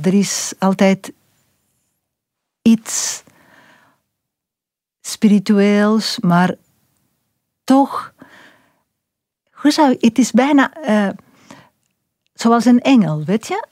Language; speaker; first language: Dutch; non-native, local second language; French